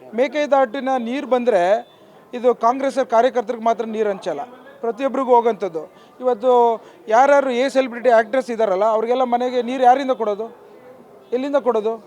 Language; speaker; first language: Kannada; native; Kannada